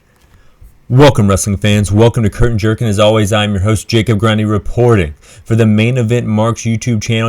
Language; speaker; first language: English; native; English